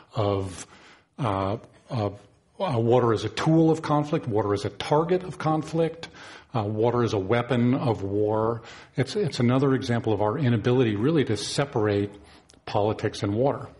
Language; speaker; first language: English; native; English